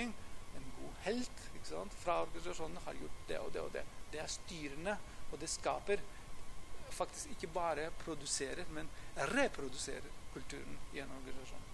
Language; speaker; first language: Norwegian; non-native, fluent; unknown